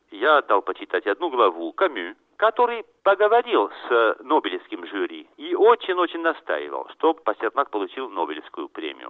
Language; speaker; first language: Russian; non-native, fluent; French